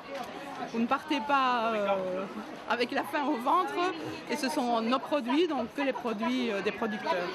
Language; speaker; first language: French; native; French